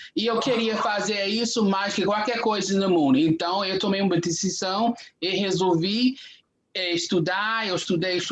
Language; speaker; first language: Portuguese; non-native, fluent; English